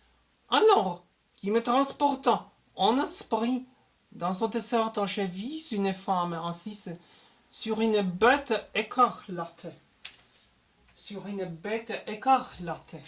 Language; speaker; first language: French; non-native, learner; German